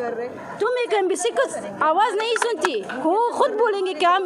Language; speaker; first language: Hindi; non-native, fluent; Persian